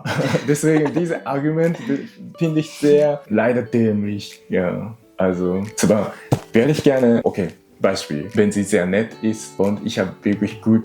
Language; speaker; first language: German; non-native, learner; Japanese